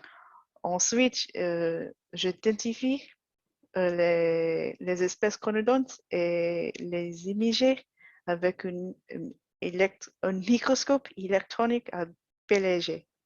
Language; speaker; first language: French; non-native, learner; English